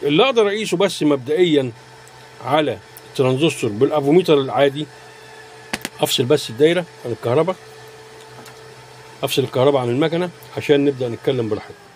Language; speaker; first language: Arabic; native; Arabic